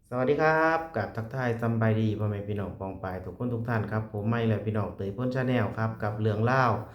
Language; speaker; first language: Thai; native; Thai